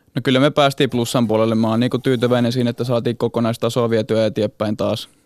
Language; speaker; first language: Finnish; native; Finnish